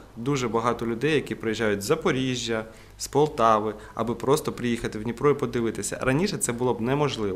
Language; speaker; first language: Ukrainian; native; Ukrainian